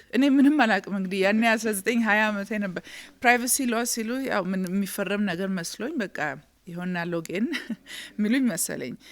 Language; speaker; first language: Amharic; early bilingual, heritage; Amharic